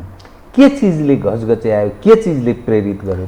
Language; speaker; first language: Nepali; native; Nepali